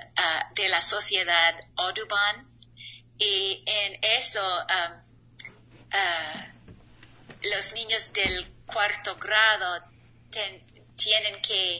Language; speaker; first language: Spanish; non-native, learner; English